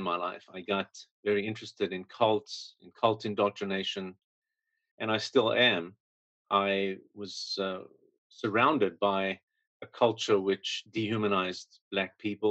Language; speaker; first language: English; native; English